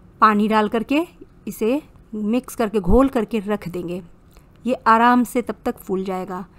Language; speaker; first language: Hindi; native; Hindi